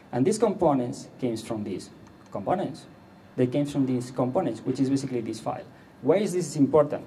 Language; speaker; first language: English; non-native, fluent; Catalan